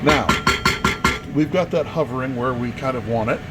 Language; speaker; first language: English; native; English